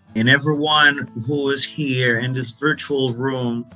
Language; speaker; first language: English; non-native, fluent; Portuguese